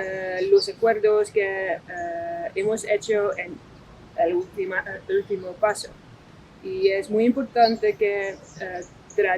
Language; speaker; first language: Spanish; non-native, fluent; Dutch